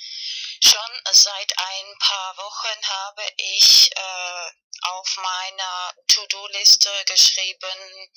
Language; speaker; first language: German; non-native, fluent; Spanish